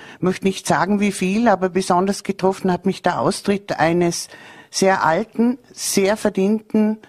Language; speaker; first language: German; native; German